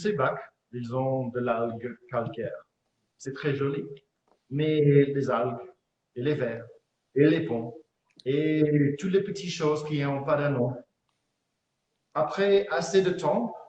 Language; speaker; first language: French; non-native, fluent; English